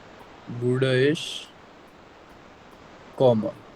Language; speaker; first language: German; non-native, fluent; Hindi